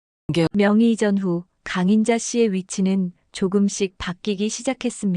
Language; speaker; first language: Korean; native; Korean